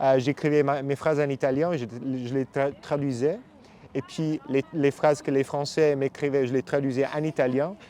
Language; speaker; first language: French; non-native, fluent; Italian